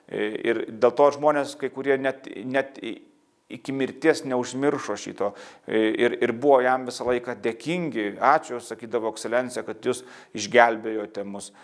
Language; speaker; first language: Lithuanian; native; Lithuanian